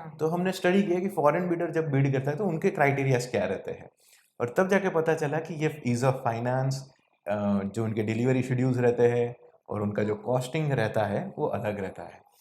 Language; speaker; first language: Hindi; non-native, local second language; Gujarati